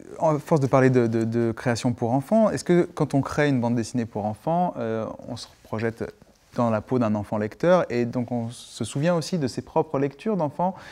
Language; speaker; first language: French; native; French